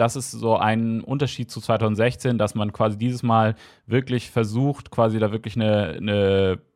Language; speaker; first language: German; native; German